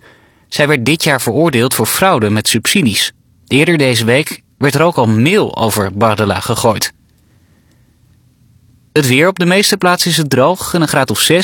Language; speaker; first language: Dutch; native; Dutch